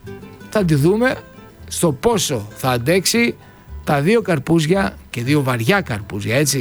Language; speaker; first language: Greek; native; Greek